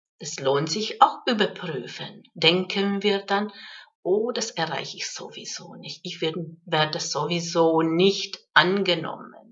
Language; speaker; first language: German; non-native, fluent; Hungarian